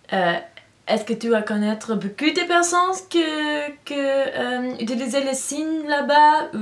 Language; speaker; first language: French; non-native, learner; English